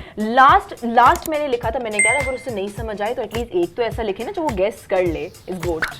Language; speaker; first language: Urdu; native; Urdu